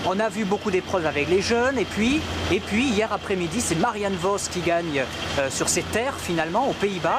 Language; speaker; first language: French; native; French